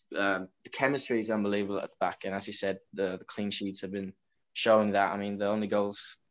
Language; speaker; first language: English; non-native, fluent; Norwegian